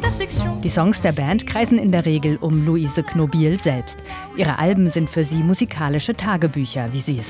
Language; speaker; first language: German; native; German